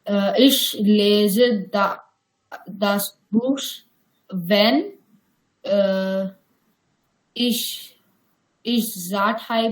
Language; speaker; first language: German; non-native, learner; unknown